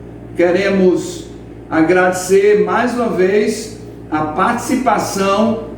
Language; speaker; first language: Portuguese; native; Portuguese